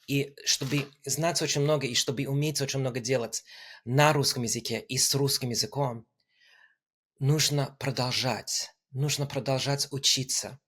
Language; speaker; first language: Russian; non-native, fluent; English